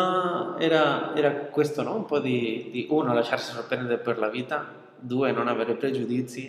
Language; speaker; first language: Italian; non-native, fluent; Spanish